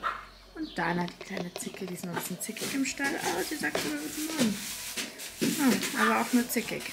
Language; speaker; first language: German; native; German